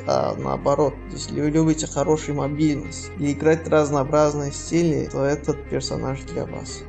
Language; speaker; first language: Russian; native; Russian